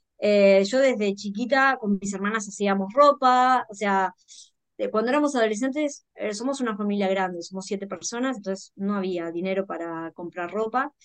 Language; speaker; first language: Spanish; native; Spanish